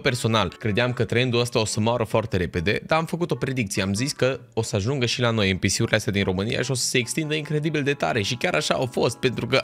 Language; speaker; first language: Romanian; native; Romanian